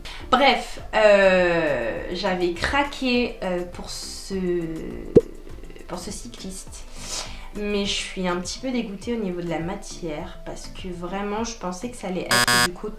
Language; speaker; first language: French; native; French